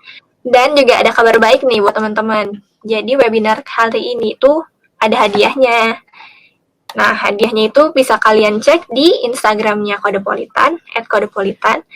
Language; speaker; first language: Indonesian; native; Indonesian